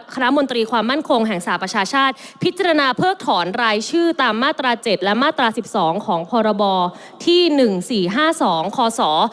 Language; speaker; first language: Thai; native; Thai